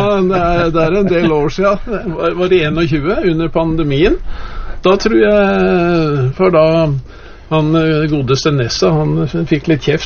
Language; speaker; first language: Norwegian; native; Norwegian